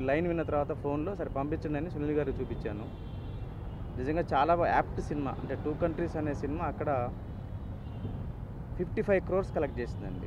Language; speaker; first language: Telugu; native; Telugu